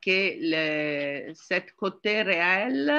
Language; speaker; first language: French; non-native, learner; Italian